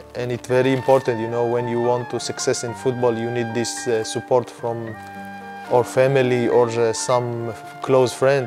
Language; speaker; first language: English; non-native, fluent; Hebrew